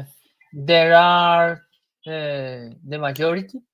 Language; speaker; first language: English; non-native, learner; Spanish